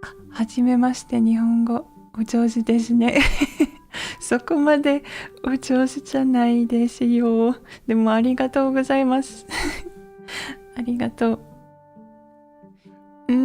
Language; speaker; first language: Japanese; non-native, learner; English